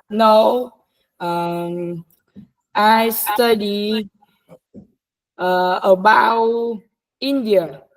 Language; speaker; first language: English; non-native, learner; Vietnamese